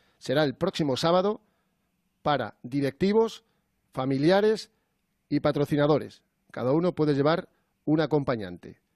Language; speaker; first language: Spanish; native; Spanish